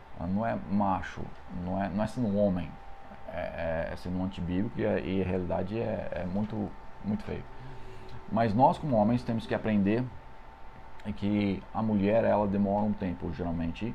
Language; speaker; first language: Portuguese; non-native, fluent; English